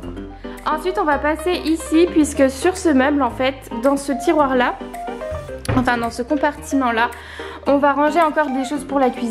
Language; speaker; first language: French; native; French